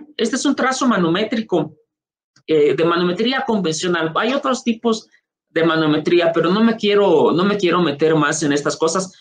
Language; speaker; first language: Spanish; native; Spanish